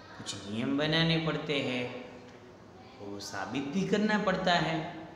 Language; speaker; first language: Hindi; non-native, local second language; Gujarati